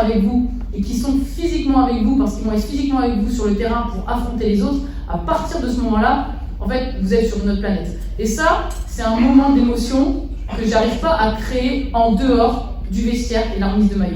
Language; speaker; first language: French; native; French